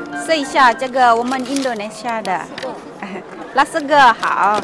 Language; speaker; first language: Chinese; non-native, learner; Indonesian